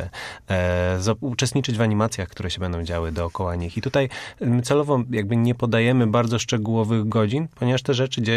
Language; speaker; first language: Polish; native; Polish